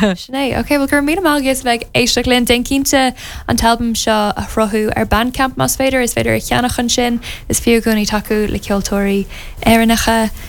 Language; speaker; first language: Irish; native; Irish